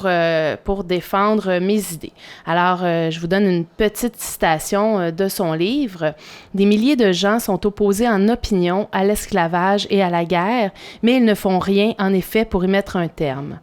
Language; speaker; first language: French; native; French